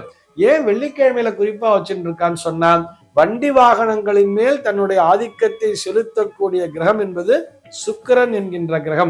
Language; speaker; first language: Tamil; native; Tamil